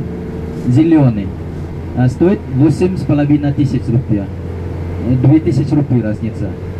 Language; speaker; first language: Russian; non-native, fluent; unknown